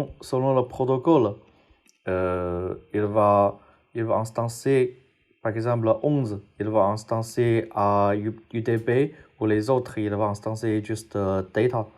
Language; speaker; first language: French; non-native, fluent; Chinese